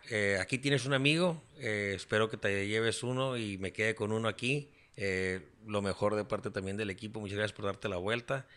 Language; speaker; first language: Spanish; native; Spanish